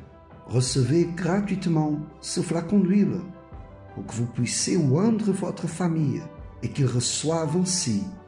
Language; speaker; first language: French; native; French